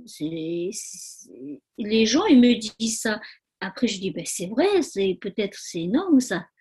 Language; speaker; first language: French; non-native, learner; Tibetan